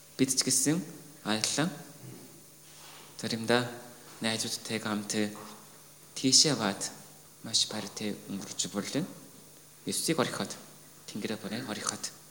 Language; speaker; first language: Mongolian; non-native, fluent; Korean